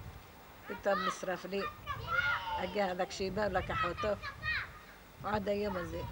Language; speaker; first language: Hebrew; non-native, fluent; Arabic